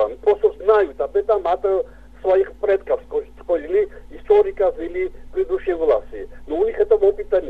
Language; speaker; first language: Russian; non-native, local second language; Georgian